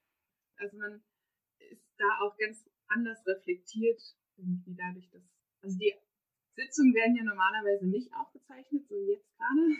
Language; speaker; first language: German; native; German